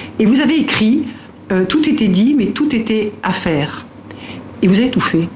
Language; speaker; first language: French; native; French